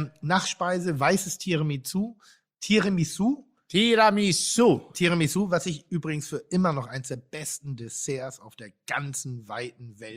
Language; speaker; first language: German; native; German